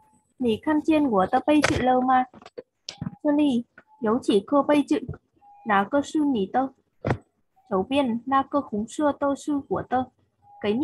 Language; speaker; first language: Chinese; non-native, learner; Vietnamese